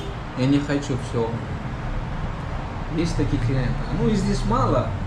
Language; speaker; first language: Russian; non-native, learner; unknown